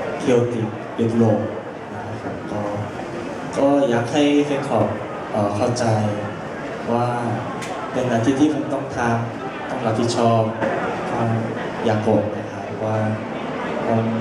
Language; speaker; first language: Thai; non-native, learner; Korean